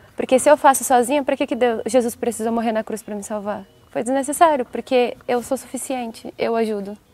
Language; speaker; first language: Portuguese; native; Portuguese